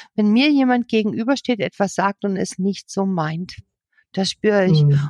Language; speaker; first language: German; native; German